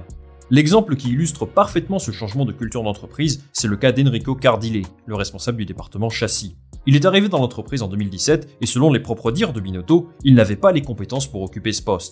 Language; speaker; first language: French; native; French